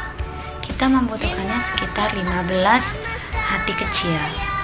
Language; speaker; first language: Indonesian; native; Indonesian